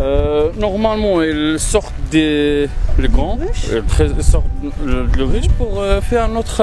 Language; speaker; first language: French; non-native, learner; Arabic